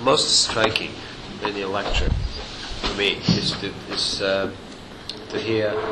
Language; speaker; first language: English; non-native, fluent; Slovak